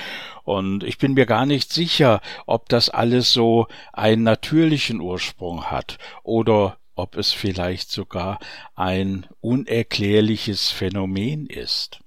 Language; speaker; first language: German; native; German